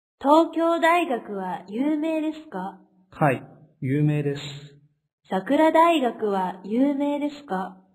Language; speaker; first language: Japanese; non-native, fluent; Chinese